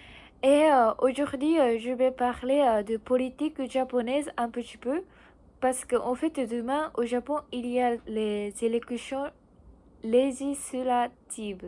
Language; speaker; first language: French; non-native, learner; Japanese